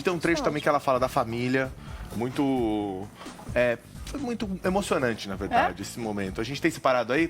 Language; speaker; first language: Portuguese; native; Portuguese